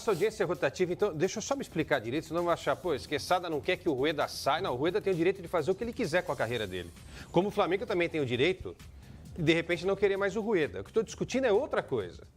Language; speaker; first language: Portuguese; native; Portuguese